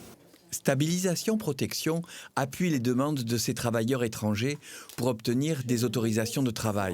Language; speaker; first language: French; native; French